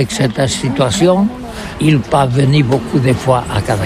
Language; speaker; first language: French; non-native, learner; Catalan